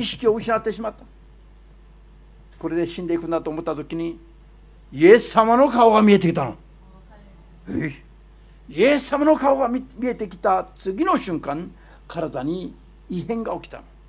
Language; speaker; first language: Japanese; non-native, fluent; Korean